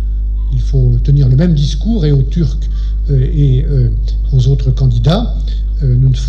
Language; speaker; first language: French; native; French